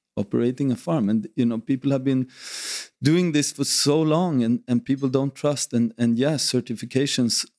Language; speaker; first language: English; non-native, fluent; Swedish